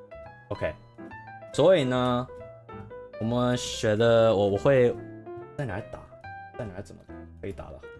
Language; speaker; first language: Chinese; non-native, learner; English